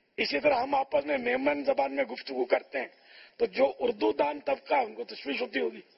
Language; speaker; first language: Urdu; non-native, local second language; Memoni